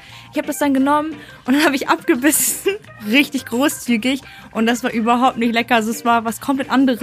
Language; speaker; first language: German; native; German